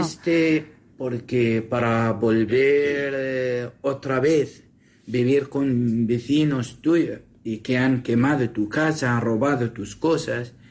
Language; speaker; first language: Spanish; non-native, learner; Assyrian Neo-Aramaic